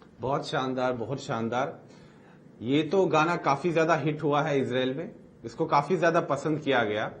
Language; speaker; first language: Hindi; native; Hindi